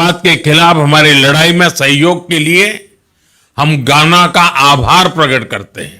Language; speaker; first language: Hindi; non-native, local second language; Gujarati